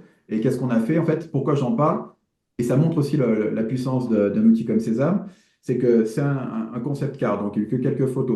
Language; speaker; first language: French; native; French